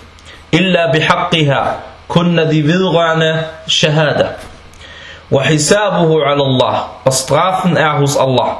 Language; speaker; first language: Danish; early bilingual, other home language; Arabic